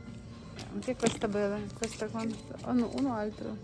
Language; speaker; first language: Italian; non-native, learner; Russian